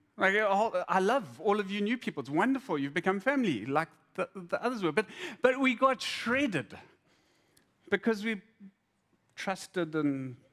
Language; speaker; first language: English; native; English